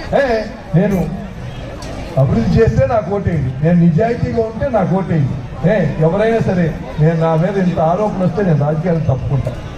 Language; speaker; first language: Telugu; native; Telugu